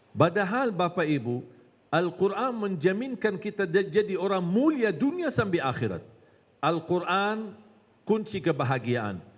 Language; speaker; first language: Malay; non-native, fluent; Arabic